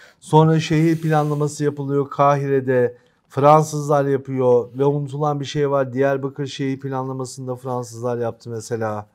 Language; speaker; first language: Turkish; native; Turkish